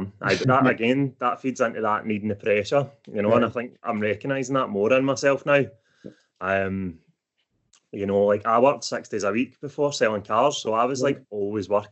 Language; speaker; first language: English; native; English